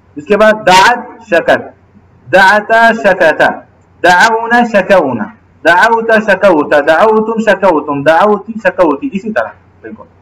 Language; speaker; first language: Urdu; native; Urdu